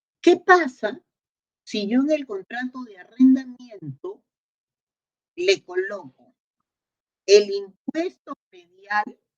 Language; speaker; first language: Spanish; native; Spanish